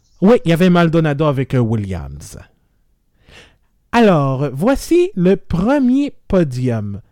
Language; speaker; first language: French; native; French